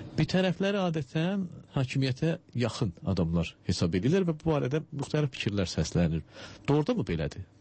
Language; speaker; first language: Azerbaijani; native; Azerbaijani